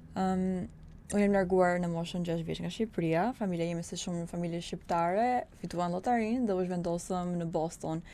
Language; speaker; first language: Albanian; early bilingual, heritage; Albanian